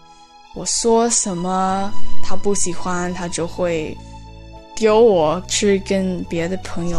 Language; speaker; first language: Chinese; early bilingual, heritage; Chinese